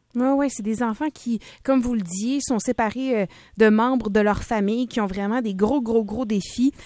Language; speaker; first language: French; native; French